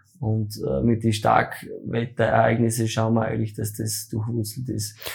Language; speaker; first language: German; native; German